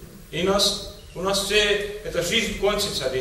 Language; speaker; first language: Russian; non-native, learner; Estonian